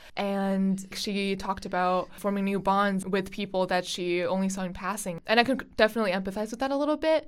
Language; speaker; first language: English; non-native, fluent; Chinese